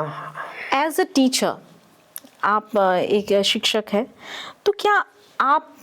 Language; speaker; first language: Hindi; native; Hindi